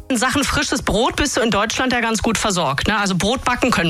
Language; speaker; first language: German; native; German